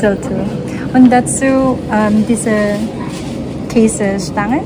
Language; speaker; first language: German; non-native, fluent; Filipino